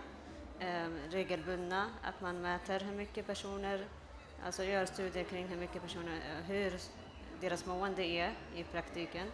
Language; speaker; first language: Swedish; early bilingual, other home language; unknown